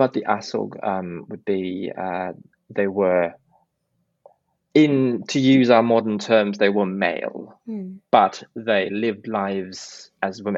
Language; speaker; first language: English; non-native, local second language; Filipino